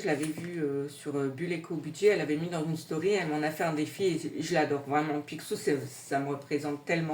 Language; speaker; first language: French; native; French